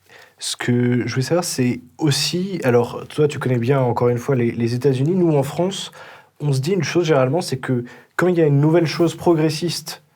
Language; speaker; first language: French; native; French